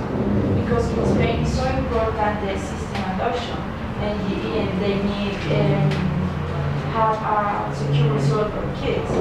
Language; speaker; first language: English; non-native, learner; Spanish